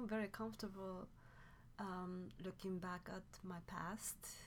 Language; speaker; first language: English; non-native, fluent; Japanese